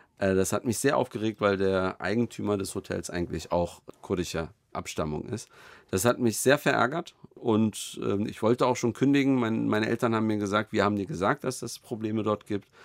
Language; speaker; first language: German; native; German